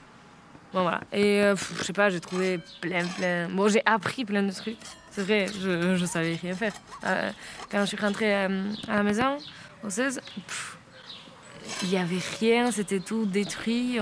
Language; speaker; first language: French; non-native, fluent; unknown